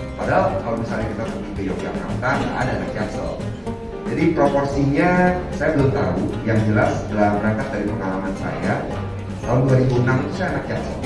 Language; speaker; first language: Indonesian; non-native, local second language; Minangkabau